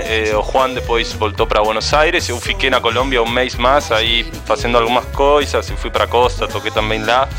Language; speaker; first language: Portuguese; non-native, fluent; Spanish